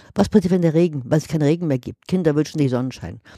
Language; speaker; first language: German; native; German